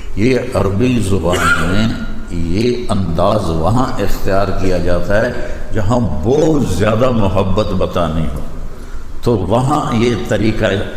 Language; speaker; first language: Urdu; non-native, local second language; Punjabi